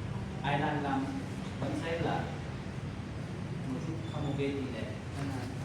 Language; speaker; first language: Vietnamese; non-native, learner; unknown